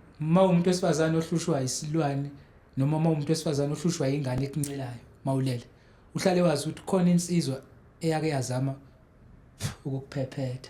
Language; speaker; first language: Zulu; native; Zulu